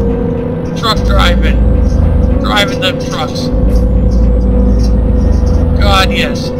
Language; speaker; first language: English; native; English